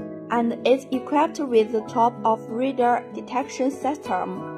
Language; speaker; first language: English; non-native, learner; Chinese